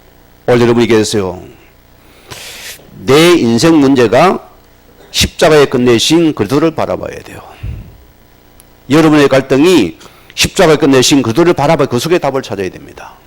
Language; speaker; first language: Korean; native; Korean